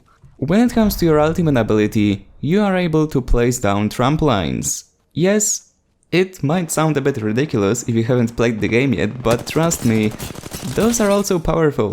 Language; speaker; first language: English; non-native, fluent; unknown